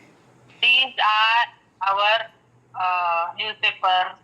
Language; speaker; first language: English; non-native, learner; Marathi